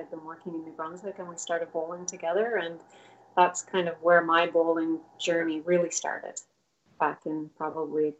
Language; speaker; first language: English; native; English